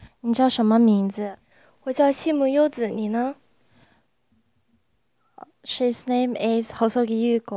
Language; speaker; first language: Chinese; non-native, learner; Japanese